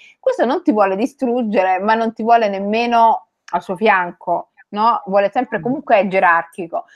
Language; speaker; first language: Italian; early bilingual, other home language; Somali